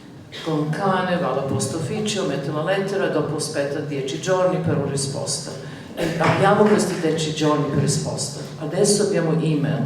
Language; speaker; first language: Italian; non-native, learner; Serbian